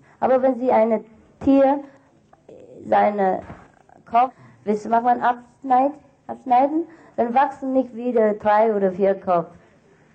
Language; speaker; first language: German; non-native, fluent; Vietnamese